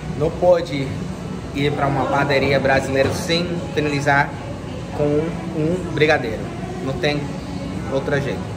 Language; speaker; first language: Portuguese; non-native, fluent; English